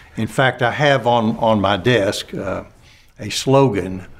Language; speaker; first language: English; native; English